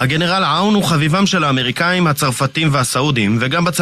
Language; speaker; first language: Hebrew; native; Hebrew